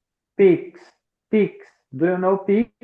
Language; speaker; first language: English; non-native, learner; Portuguese